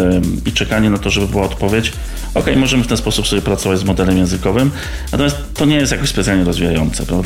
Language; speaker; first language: Polish; native; Polish